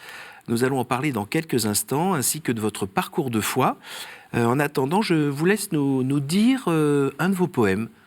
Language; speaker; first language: French; native; French